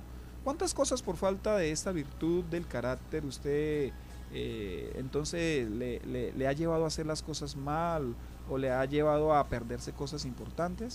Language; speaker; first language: Spanish; native; Spanish